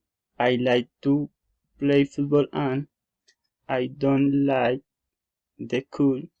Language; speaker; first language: English; non-native, learner; Spanish